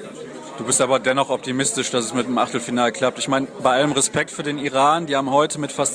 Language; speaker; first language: German; native; German